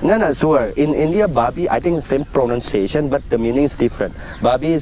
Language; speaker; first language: English; non-native, fluent; Indonesian